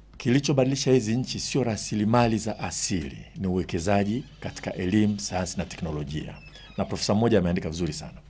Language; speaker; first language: Swahili; native; Swahili